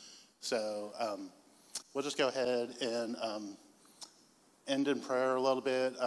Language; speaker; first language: English; native; English